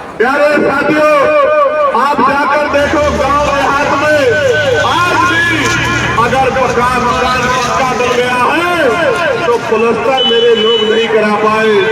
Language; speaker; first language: Hindi; native; Hindi